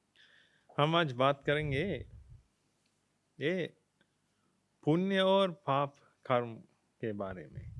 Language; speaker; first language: Hindi; non-native, fluent; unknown